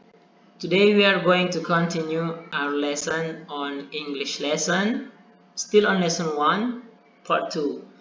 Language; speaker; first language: English; non-native, learner; Indonesian